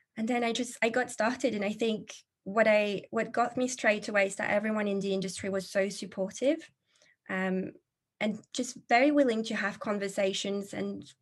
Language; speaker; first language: English; non-native, fluent; French